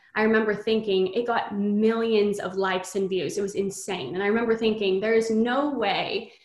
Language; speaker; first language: English; native; English